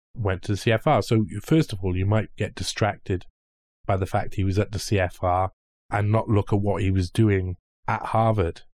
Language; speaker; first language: English; native; English